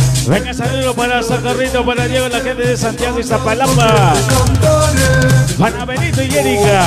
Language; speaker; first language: Spanish; native; Spanish